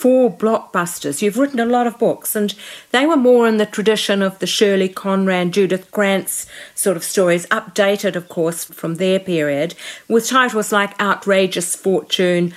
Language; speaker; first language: English; native; English